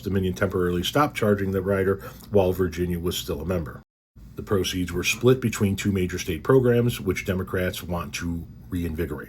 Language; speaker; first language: English; native; English